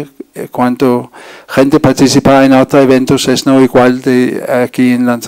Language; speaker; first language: Spanish; non-native, fluent; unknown